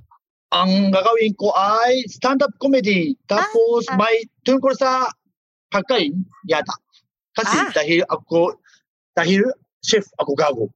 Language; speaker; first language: Filipino; non-native, learner; Japanese